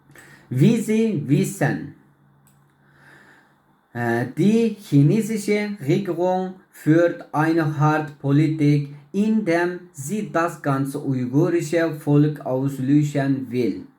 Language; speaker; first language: German; non-native, learner; Uyghur